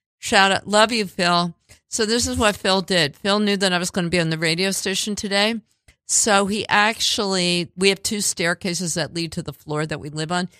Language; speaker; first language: English; native; English